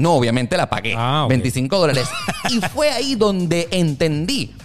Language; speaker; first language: Spanish; native; Spanish